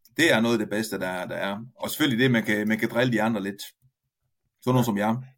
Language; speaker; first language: Danish; non-native, fluent; Italian